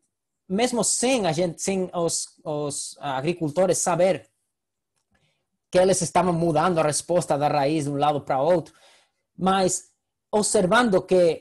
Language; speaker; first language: Portuguese; non-native, fluent; Spanish